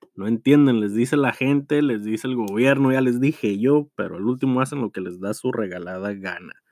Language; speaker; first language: Spanish; early bilingual, heritage; Spanish